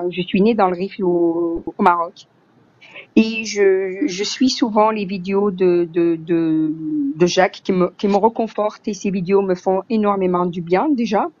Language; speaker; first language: French; early bilingual, other home language; Riffian